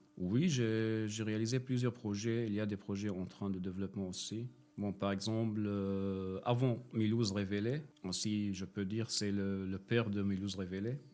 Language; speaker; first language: French; non-native, fluent; Arabic